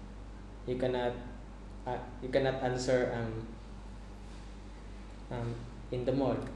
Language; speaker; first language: English; non-native, fluent; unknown